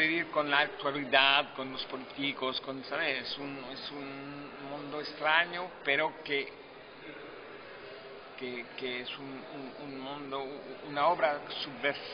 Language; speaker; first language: Spanish; non-native, fluent; French